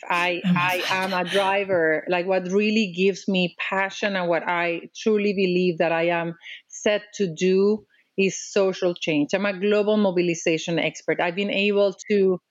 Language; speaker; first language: English; non-native, fluent; Spanish